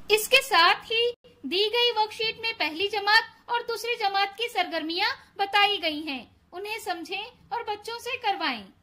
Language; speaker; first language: Urdu; native; Urdu